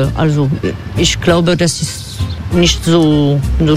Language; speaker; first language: German; non-native, fluent; French